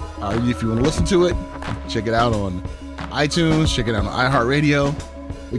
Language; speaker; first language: English; native; English